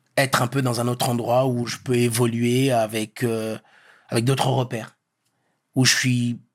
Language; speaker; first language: French; early bilingual, other home language; Lingala